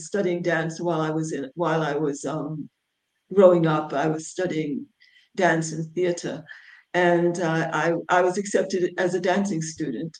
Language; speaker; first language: English; native; English